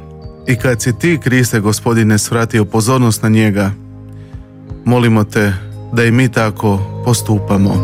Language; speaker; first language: Croatian; native; Croatian